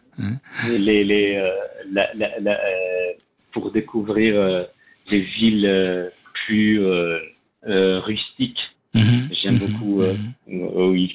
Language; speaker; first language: French; non-native, fluent; Persian